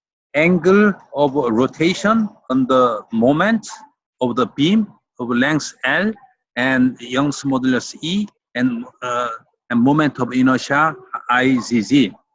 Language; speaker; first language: English; non-native, fluent; Korean